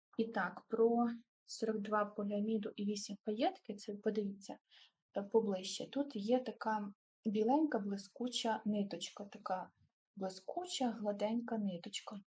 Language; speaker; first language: Ukrainian; non-native, local second language; Russian